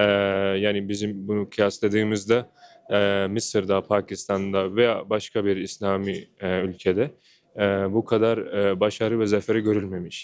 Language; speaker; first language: Turkish; non-native, fluent; Urdu